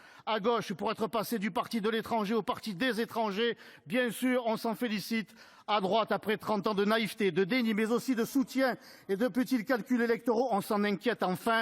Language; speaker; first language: French; native; French